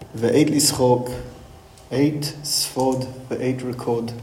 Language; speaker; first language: Hebrew; non-native, fluent; English